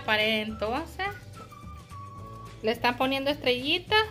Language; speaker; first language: Spanish; native; Spanish